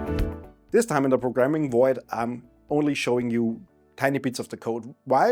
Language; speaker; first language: English; non-native, fluent; German